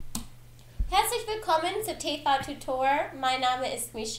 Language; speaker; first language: German; non-native, learner; English